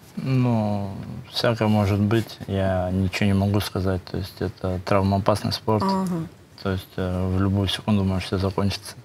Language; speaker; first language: Russian; native; Russian